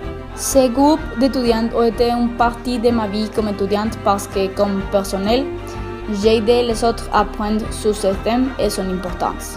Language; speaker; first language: French; non-native, fluent; Spanish